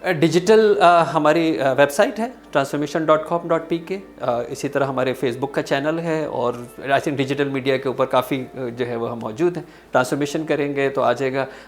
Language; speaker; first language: Urdu; native; Urdu